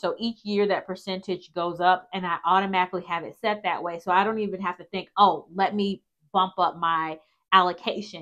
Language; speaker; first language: English; native; English